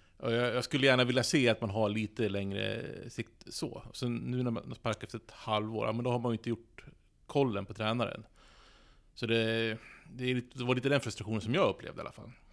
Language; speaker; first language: Swedish; native; Swedish